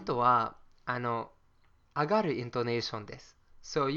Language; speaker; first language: Japanese; non-native, fluent; English